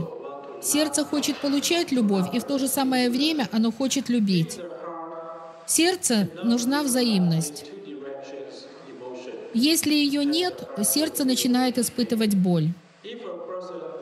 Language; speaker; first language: Russian; native; Russian